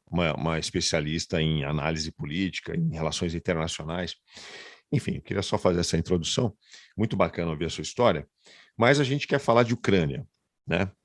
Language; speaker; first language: Portuguese; native; Portuguese